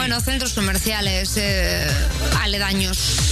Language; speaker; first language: Spanish; native; Spanish